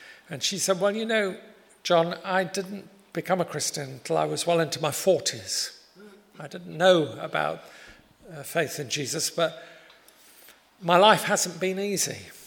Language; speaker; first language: English; native; English